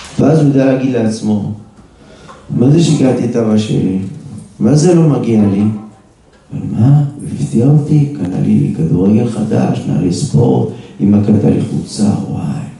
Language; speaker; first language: Hebrew; native; Hebrew